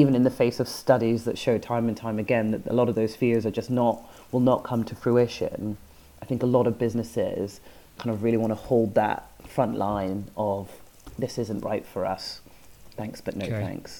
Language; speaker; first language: English; native; English